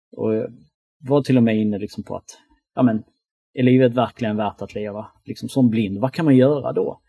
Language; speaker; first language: Swedish; early bilingual, other home language; Albanian